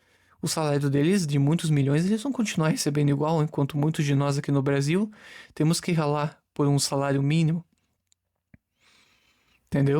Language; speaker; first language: Portuguese; native; Portuguese